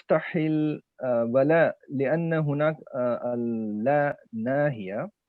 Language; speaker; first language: Arabic; non-native, learner; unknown